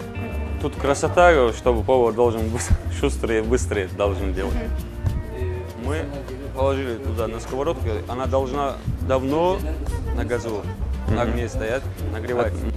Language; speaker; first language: Russian; non-native, learner; Turkish